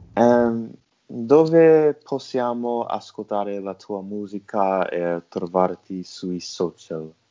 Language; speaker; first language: Italian; non-native, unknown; English